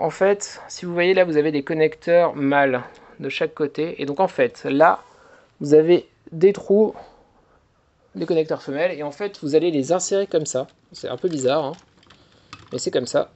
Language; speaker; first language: French; native; French